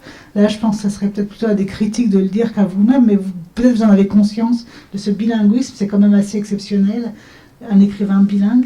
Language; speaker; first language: French; native; French